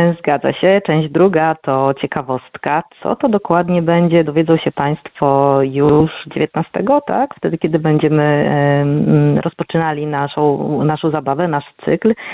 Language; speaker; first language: Polish; native; Polish